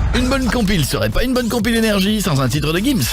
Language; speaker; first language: French; native; French